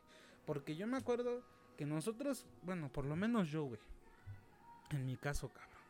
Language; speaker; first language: Spanish; native; Spanish